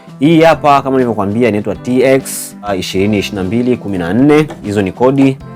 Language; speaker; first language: Swahili; native; Swahili